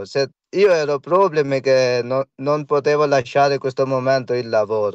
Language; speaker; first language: Italian; non-native, learner; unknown